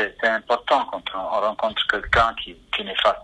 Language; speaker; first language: French; non-native, fluent; Italian